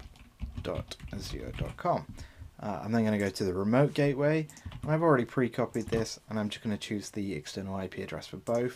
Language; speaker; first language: English; native; English